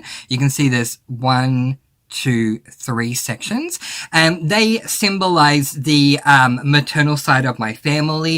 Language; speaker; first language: English; native; English